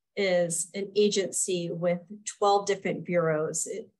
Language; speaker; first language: English; native; English